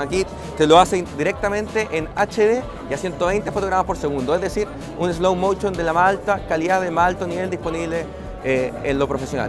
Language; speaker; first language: Spanish; native; Spanish